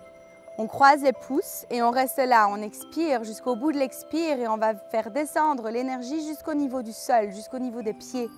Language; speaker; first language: French; native; French